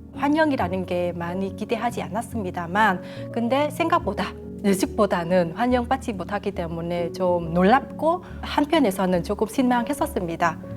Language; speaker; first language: Korean; non-native, fluent; Vietnamese